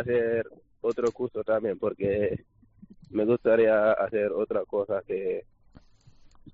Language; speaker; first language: Spanish; non-native, learner; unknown